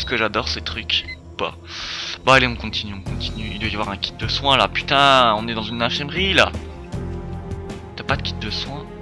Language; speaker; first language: French; native; French